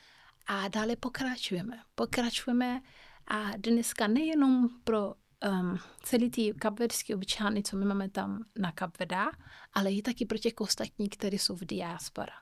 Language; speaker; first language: Czech; non-native, fluent; Kabuverdianu